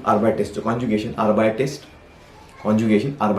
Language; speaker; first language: German; non-native, fluent; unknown